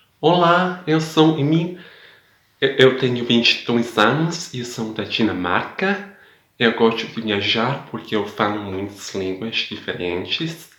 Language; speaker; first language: Portuguese; non-native, learner; Danish